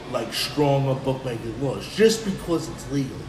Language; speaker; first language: English; native; English